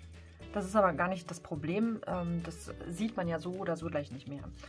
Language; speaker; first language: German; native; German